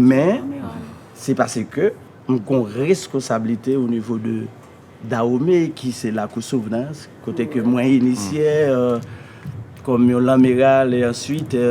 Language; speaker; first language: French; non-native, learner; Haitian Creole